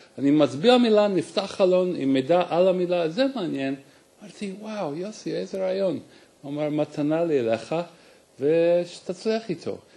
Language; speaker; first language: Hebrew; non-native, fluent; English